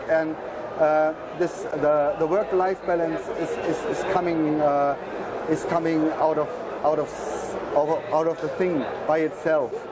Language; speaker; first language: English; non-native, fluent; German